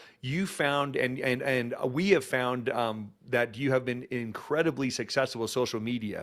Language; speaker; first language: English; native; English